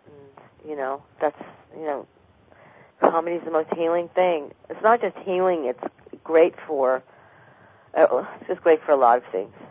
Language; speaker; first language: English; native; English